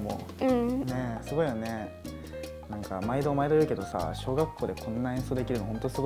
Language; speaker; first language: Japanese; native; Japanese